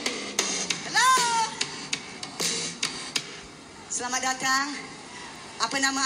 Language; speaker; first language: Malay; native; Malay